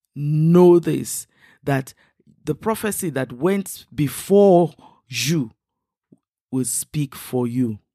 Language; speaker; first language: English; non-native, local second language; Igbo